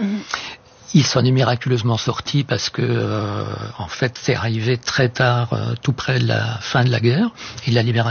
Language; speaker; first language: French; non-native, local second language; Swiss German